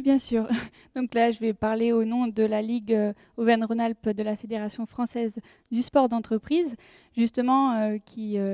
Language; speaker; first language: French; native; French